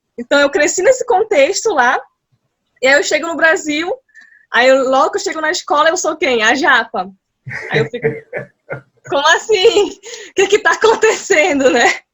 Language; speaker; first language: Portuguese; early bilingual, heritage; Portuguese